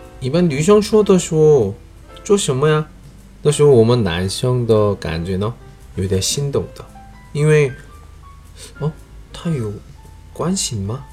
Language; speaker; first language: Chinese; non-native, learner; Korean